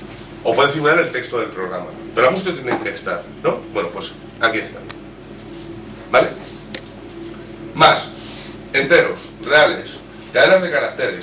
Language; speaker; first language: Spanish; native; Spanish